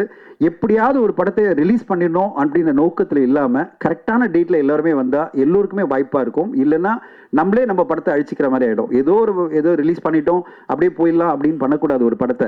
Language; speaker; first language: Tamil; native; Tamil